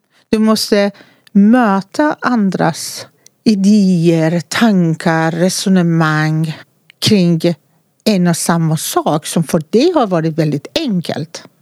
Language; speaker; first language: Swedish; non-native, fluent; Persian